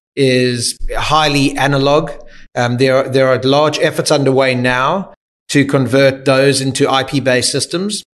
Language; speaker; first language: English; native; English